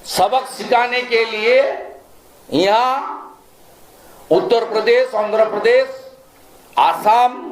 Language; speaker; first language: Hindi; non-native, local second language; Bangla